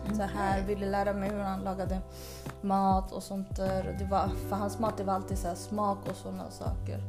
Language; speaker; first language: Swedish; early bilingual, other home language; Spanish